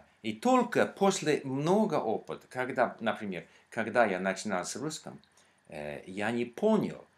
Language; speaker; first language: Russian; non-native, learner; English